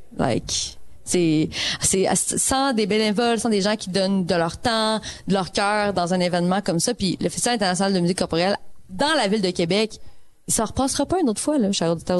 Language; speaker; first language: French; native; French